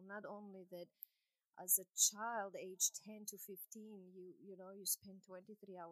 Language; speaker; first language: English; non-native, fluent; Croatian